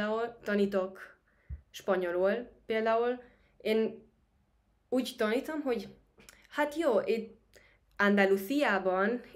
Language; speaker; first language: Hungarian; non-native, fluent; Spanish